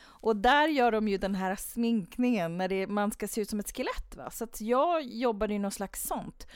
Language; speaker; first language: Swedish; native; Swedish